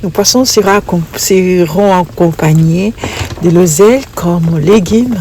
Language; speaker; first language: French; non-native, local second language; Lingala